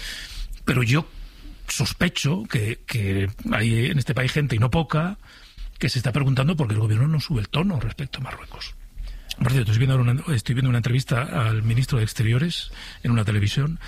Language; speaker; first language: Spanish; native; Spanish